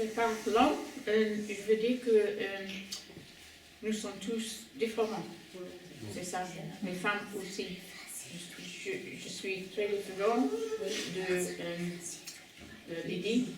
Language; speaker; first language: French; non-native, learner; English